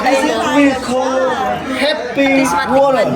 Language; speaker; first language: English; non-native, learner; Vietnamese